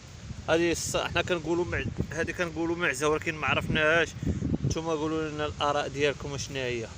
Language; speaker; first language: Arabic; native; Arabic